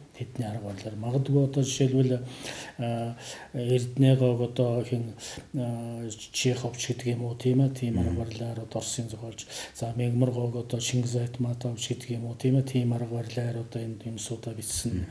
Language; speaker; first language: Mongolian; non-native, local second language; Kazakh